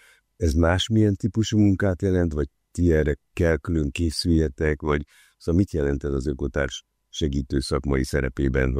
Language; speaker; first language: Hungarian; native; Hungarian